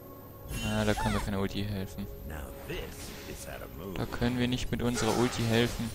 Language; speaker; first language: German; native; German